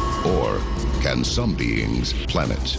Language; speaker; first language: English; native; English